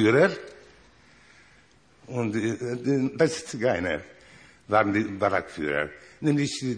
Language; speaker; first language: German; non-native, learner; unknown